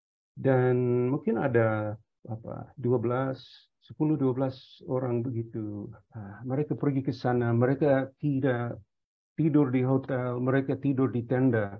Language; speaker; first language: Indonesian; non-native, fluent; English